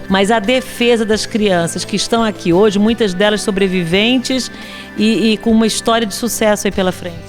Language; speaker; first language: Portuguese; native; Portuguese